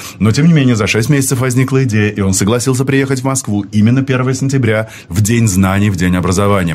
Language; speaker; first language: Russian; native; Russian